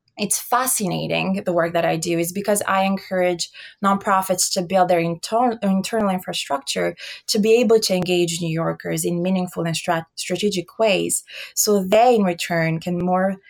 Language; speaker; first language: English; early bilingual, other home language; Albanian